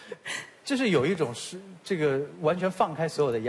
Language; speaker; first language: Chinese; native; Chinese